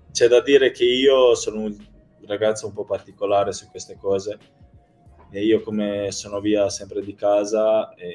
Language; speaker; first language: Italian; non-native, fluent; Croatian